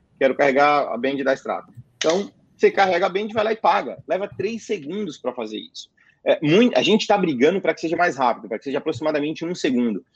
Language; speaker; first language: Portuguese; native; Portuguese